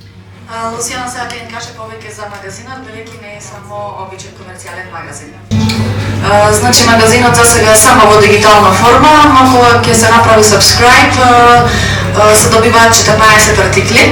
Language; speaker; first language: Macedonian; native; Macedonian